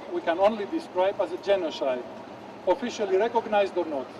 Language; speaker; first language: English; non-native, fluent; Greek